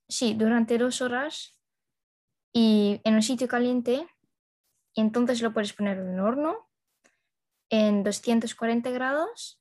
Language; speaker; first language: Spanish; non-native, learner; Dutch